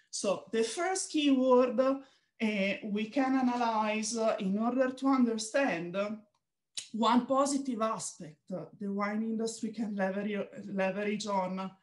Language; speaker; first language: English; non-native, fluent; Italian